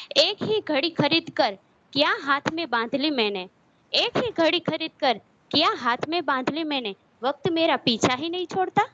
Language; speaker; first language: Hindi; non-native, local second language; Gujarati